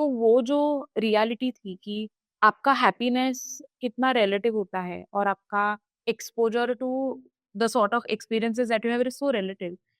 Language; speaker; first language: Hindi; non-native, local second language; Marathi